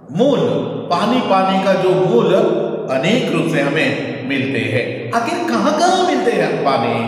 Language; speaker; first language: Hindi; non-native, local second language; Kannada